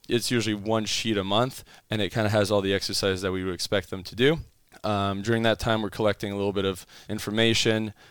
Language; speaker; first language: English; non-native, fluent; French